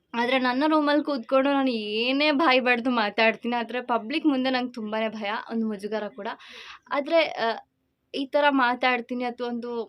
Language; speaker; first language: Kannada; non-native, local second language; Malayalam